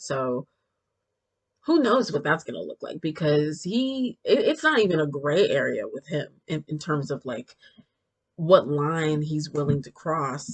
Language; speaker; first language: English; native; English